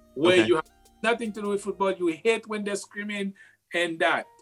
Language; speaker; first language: English; non-native, fluent; Haitian Creole